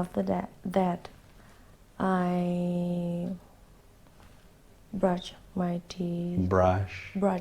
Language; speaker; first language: English; non-native, learner; Thai